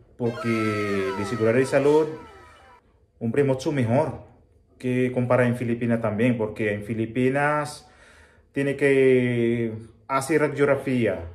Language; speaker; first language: Spanish; non-native, learner; Filipino